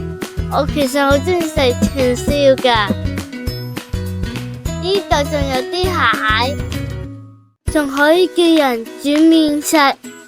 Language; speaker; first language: Chinese; native; Chinese